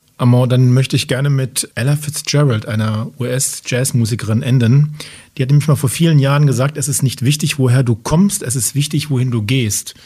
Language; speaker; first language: German; native; German